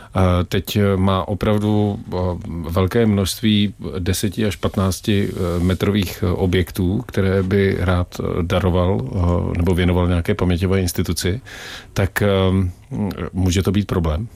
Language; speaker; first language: Czech; native; Czech